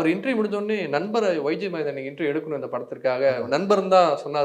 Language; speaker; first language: Tamil; native; Tamil